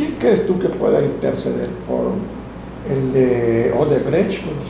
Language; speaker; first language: Spanish; native; Spanish